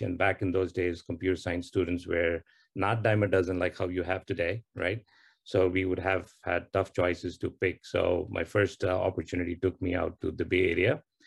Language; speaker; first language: English; non-native, local second language; Tamil